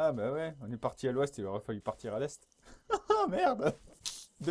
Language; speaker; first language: French; native; French